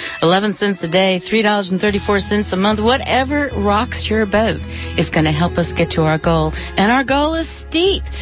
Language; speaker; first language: English; native; English